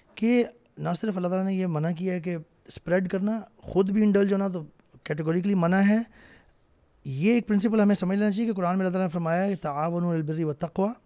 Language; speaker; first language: Urdu; native; Urdu